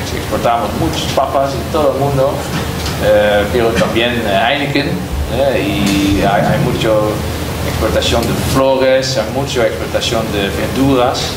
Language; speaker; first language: Spanish; non-native, learner; Dutch